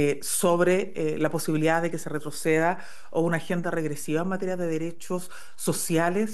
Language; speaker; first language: Spanish; native; Spanish